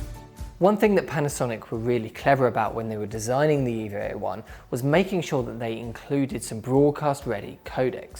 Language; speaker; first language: English; native; English